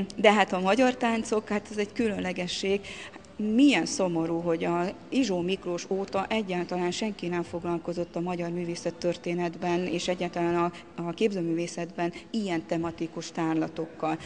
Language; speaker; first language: Hungarian; native; Hungarian